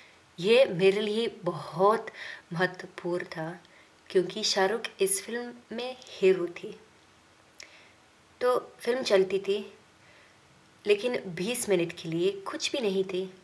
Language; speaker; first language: Hindi; non-native, learner; English